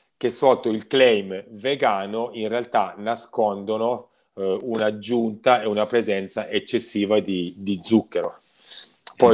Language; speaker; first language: Italian; native; Italian